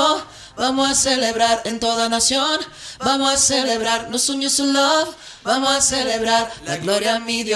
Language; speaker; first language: Spanish; non-native, fluent; Portuguese